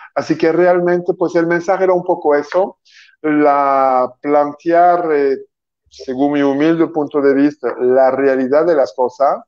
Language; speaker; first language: Spanish; non-native, fluent; French